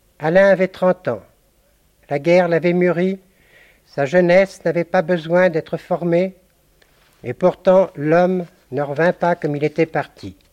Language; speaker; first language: French; native; French